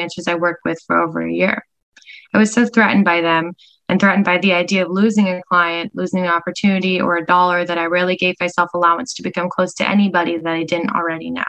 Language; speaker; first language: English; native; English